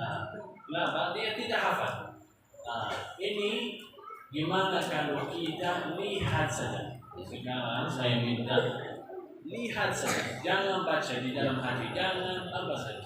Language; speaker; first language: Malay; non-native, learner; Arabic